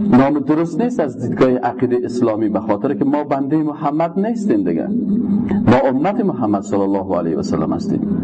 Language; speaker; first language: Persian; native; Persian